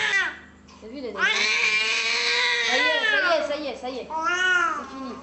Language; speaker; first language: French; native; French